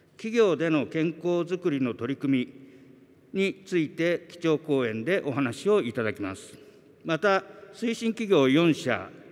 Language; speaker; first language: Japanese; native; Japanese